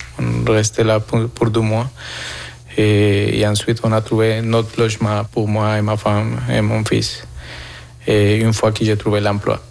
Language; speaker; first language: French; non-native, fluent; Spanish